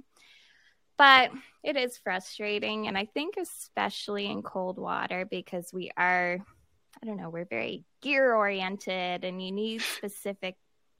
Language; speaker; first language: English; native; English